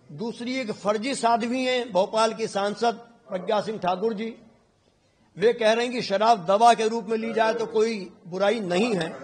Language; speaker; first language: Hindi; native; Hindi